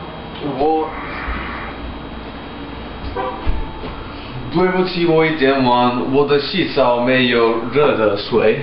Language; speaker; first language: Chinese; non-native, learner; English